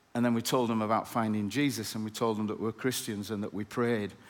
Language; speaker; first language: English; native; English